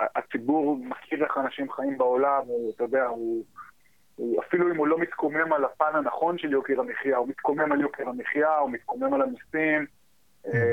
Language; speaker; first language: Hebrew; early bilingual, heritage; Hebrew